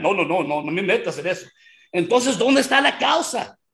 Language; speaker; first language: Spanish; early bilingual, heritage; Spanish